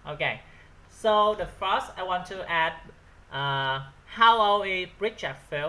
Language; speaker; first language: English; non-native, learner; Vietnamese